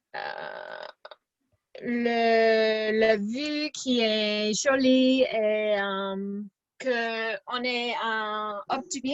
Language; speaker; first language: French; non-native, learner; English